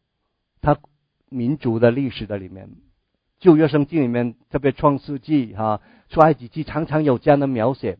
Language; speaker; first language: Chinese; native; Chinese